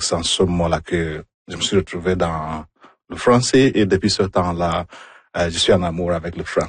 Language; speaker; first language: French; non-native, fluent; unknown